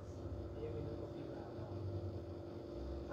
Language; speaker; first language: Indonesian; non-native, learner; Chinese